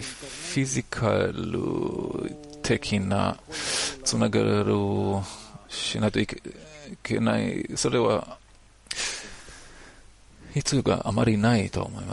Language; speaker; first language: Japanese; non-native, learner; Hebrew